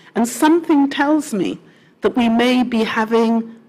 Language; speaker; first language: English; native; English